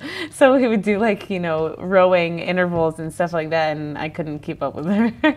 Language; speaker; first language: English; early bilingual, other home language; Hebrew